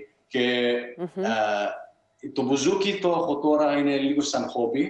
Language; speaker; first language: Greek; early bilingual, heritage; Greek